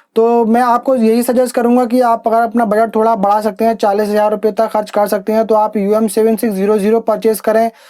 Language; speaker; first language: Hindi; native; Hindi